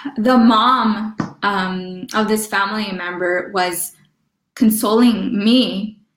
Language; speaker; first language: English; early bilingual, other home language; Spanish